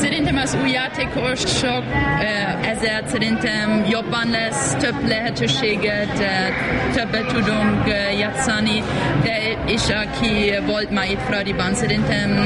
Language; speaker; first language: Hungarian; non-native, learner; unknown